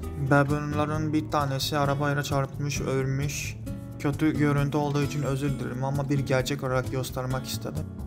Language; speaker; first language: Turkish; non-native, fluent; Japanese